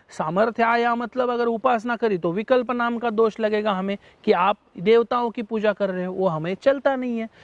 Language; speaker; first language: Hindi; non-native, local second language; Marathi